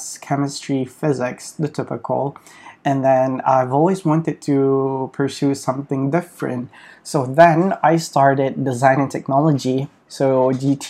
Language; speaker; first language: English; non-native, fluent; Malay